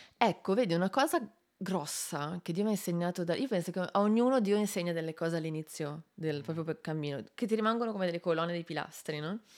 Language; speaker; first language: Italian; native; Italian